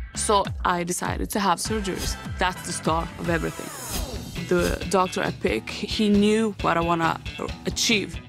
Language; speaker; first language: English; early bilingual, other home language; Serbian